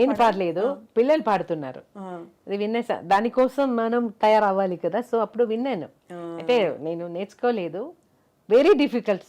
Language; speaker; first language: Telugu; non-native, local second language; Malayalam